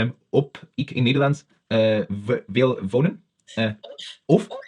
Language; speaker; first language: Dutch; non-native, learner; Spanish